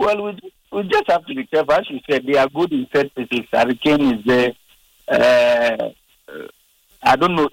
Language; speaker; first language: English; non-native, local second language; Akan